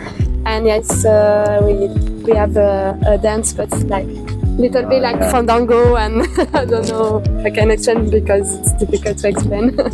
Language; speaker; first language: English; non-native, fluent; French